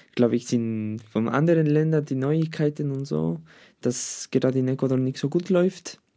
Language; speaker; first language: German; non-native, learner; Spanish